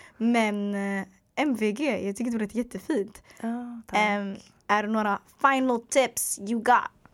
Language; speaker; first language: Swedish; early bilingual, other home language; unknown